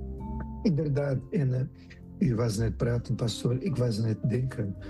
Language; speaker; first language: Dutch; non-native, fluent; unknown